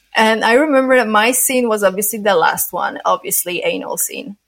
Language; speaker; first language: English; non-native, fluent; Polish